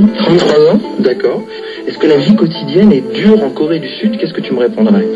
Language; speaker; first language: French; native; French